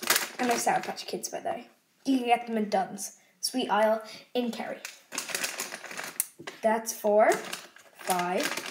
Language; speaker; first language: English; native; English